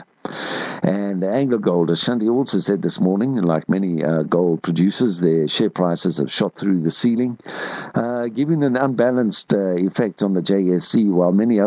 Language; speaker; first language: English; native; English